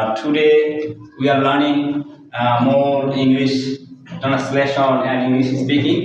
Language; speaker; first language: English; non-native, learner; Bangla